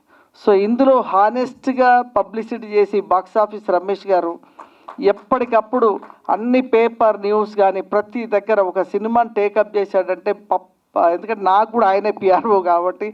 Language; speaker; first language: Telugu; native; Telugu